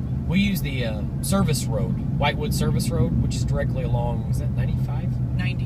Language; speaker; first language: English; native; English